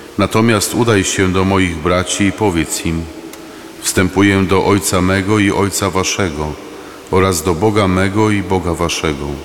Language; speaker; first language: Polish; native; Polish